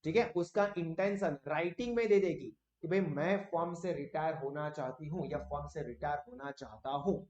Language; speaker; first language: Hindi; non-native, local second language; Gujarati